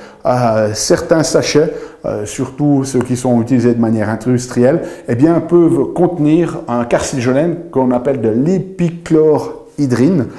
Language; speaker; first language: French; native; French